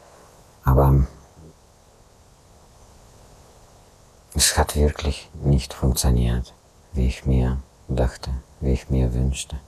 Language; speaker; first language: German; non-native, fluent; Russian